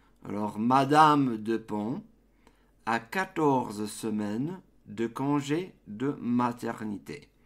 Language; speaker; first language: French; non-native, fluent; English